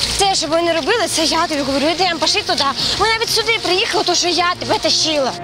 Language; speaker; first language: Ukrainian; native; Ukrainian